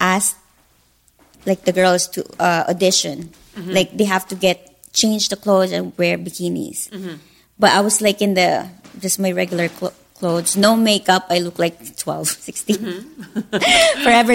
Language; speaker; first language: English; non-native, local second language; Filipino